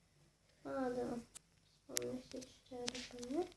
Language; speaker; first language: Bulgarian; native; Bulgarian